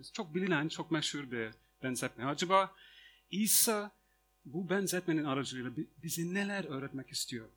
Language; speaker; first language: Turkish; non-native, fluent; English